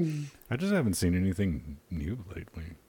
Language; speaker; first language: English; native; English